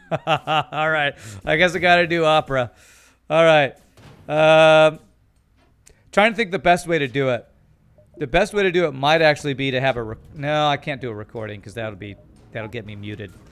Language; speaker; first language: English; native; English